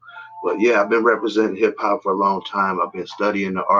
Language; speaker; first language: English; native; English